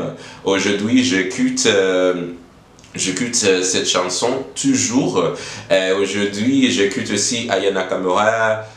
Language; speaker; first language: French; non-native, learner; English